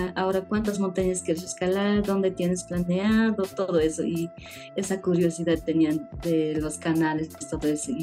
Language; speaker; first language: Spanish; native; Spanish